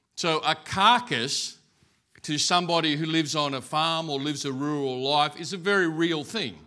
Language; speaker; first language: English; native; English